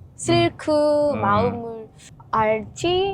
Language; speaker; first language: Korean; non-native, learner; Vietnamese